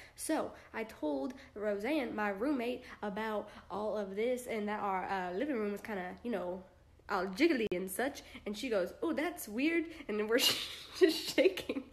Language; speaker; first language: English; native; English